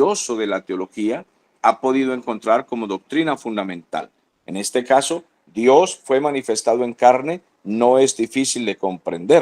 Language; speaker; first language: Spanish; native; Spanish